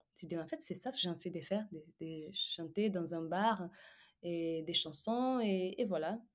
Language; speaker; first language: French; non-native, fluent; Portuguese